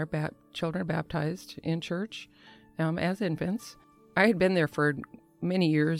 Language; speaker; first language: English; native; English